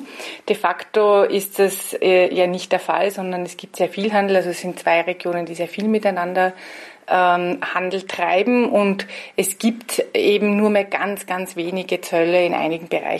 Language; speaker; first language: German; native; German